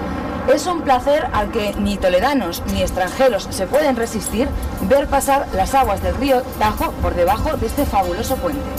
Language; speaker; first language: Spanish; native; Spanish